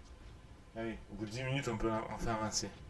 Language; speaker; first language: French; native; French